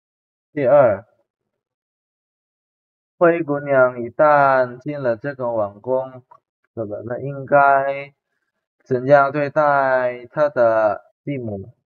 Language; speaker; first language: Chinese; non-native, fluent; Indonesian